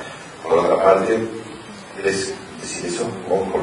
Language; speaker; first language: Spanish; native; Spanish